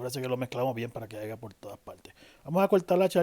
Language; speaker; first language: Spanish; native; Spanish